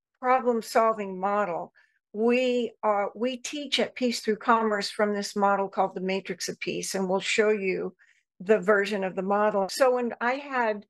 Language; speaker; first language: English; native; English